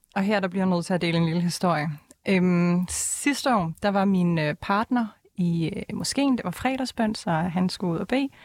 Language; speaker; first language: Danish; early bilingual, other home language; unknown